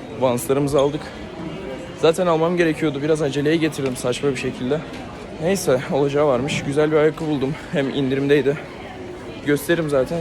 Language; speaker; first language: Turkish; native; Turkish